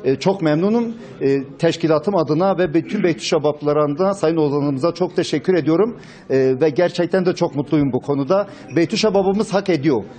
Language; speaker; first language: Turkish; non-native, local second language; Kurdish